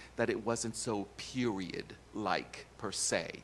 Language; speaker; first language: English; native; English